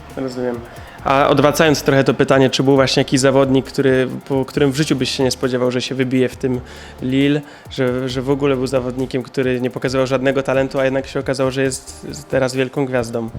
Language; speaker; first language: Polish; native; Polish